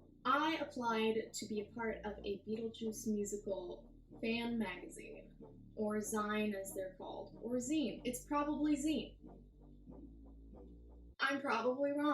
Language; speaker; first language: English; native; English